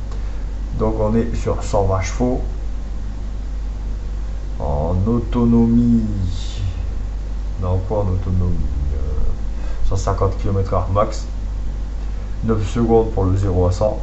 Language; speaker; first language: French; native; French